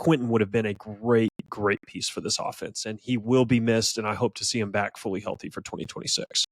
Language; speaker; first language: English; native; English